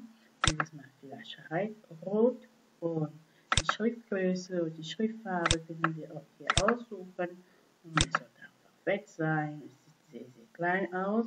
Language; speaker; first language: German; non-native, fluent; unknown